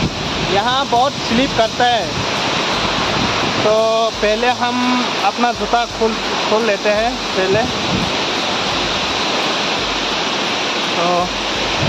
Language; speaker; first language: Hindi; non-native, local second language; Kok Borok